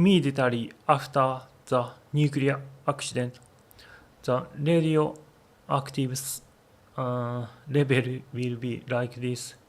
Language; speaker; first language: English; non-native, learner; Japanese